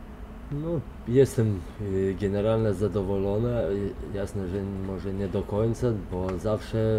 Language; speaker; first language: Polish; non-native, fluent; Lithuanian